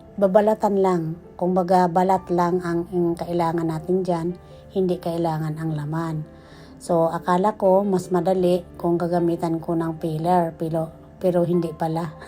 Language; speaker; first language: Filipino; non-native, local second language; Cebuano